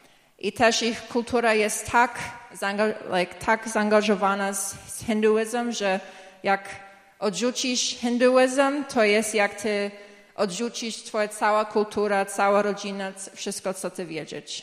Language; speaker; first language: Polish; early bilingual, heritage; English